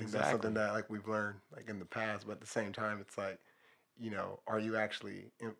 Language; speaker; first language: English; native; English